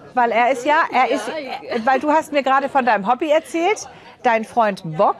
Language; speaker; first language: German; native; German